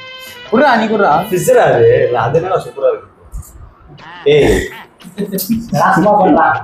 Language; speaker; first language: Tamil; native; Tamil